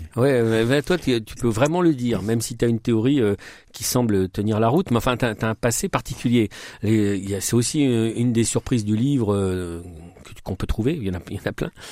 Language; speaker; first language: French; native; French